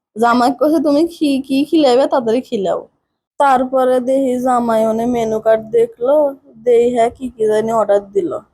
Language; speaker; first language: Bangla; native; Bangla